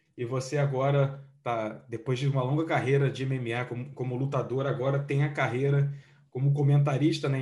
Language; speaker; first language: Portuguese; native; Portuguese